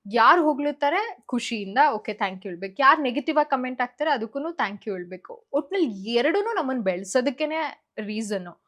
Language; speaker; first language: Kannada; native; Kannada